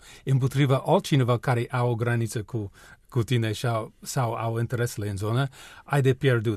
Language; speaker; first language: Romanian; non-native, learner; English